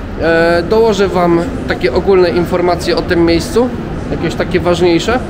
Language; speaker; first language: Polish; native; Polish